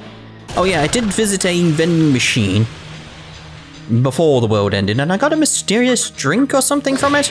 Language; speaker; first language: English; native; English